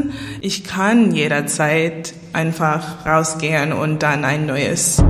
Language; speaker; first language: German; non-native, learner; English